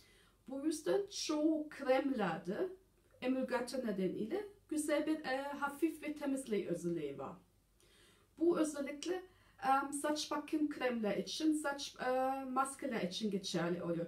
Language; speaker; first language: Turkish; early bilingual, heritage; German